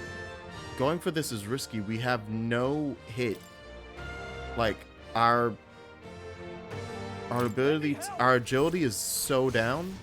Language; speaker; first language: English; native; English